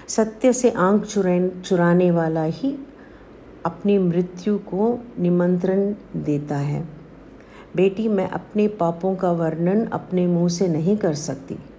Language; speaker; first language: Hindi; non-native, local second language; Tamil